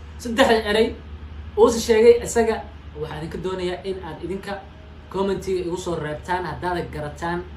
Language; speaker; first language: Somali; native; Somali